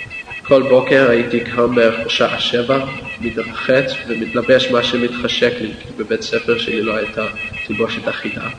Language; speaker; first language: Hebrew; non-native, fluent; English